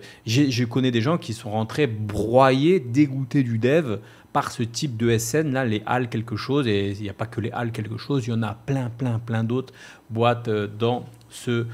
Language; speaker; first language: French; native; French